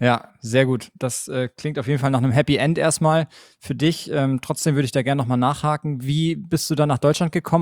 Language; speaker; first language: German; native; German